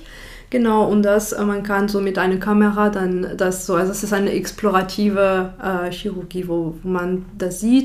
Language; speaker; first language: German; non-native, fluent; French